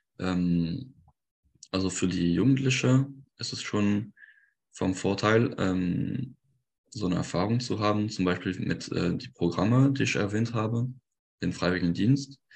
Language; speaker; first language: German; non-native, fluent; French